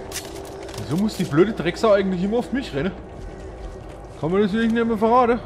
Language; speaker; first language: German; native; German